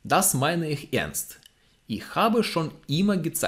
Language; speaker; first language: German; non-native, fluent; Russian